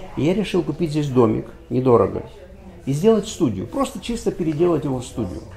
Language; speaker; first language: Russian; native; Russian